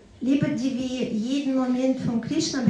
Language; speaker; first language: German; non-native, fluent; Russian